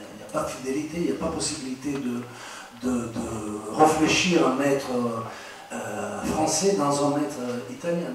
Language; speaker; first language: French; non-native, fluent; Italian